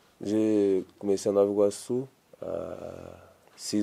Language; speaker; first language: French; non-native, learner; Portuguese